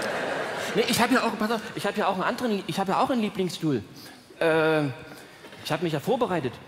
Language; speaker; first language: German; native; German